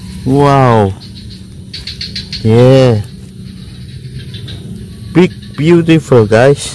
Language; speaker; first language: English; non-native, learner; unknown